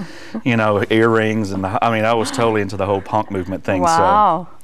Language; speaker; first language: English; native; English